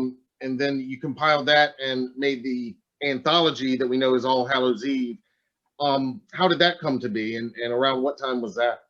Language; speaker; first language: English; native; English